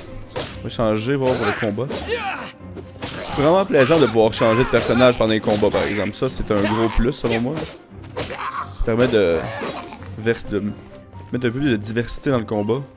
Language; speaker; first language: French; native; French